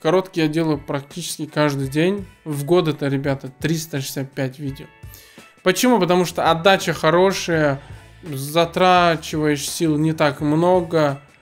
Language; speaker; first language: Russian; early bilingual, other home language; Azerbaijani